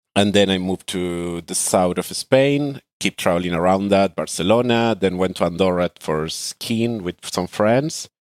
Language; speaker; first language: English; non-native, fluent; Spanish